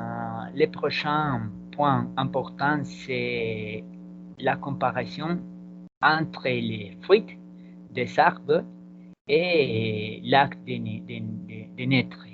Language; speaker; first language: French; non-native, learner; Spanish